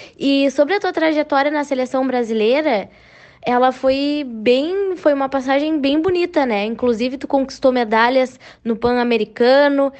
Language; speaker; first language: Portuguese; native; Portuguese